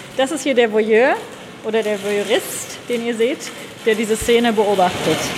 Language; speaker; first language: German; native; German